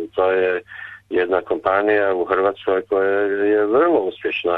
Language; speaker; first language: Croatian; early bilingual, heritage; Croatian